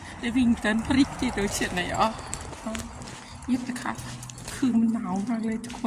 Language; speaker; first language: Swedish; non-native, learner; Thai